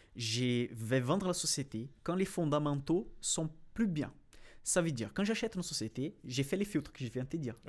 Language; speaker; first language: French; non-native, fluent; Portuguese